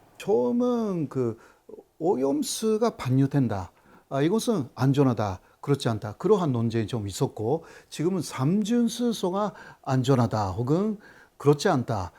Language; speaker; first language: Korean; non-native, fluent; Japanese